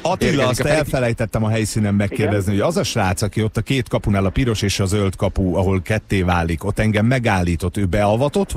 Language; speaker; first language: Hungarian; native; Hungarian